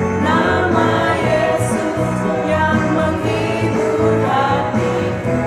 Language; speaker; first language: Indonesian; native; Indonesian